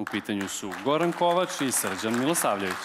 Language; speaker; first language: Serbian; native; Serbian